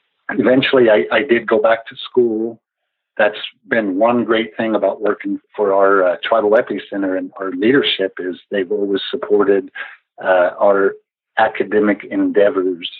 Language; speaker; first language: English; native; English